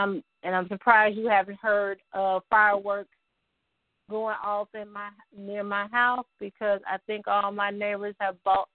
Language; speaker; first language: English; native; English